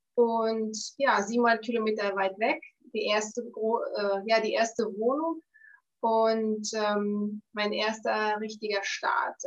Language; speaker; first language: German; native; German